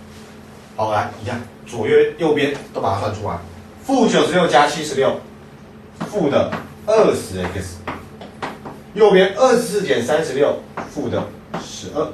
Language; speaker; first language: Chinese; native; Chinese